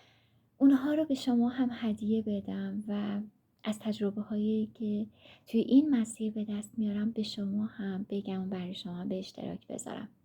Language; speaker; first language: Persian; native; Persian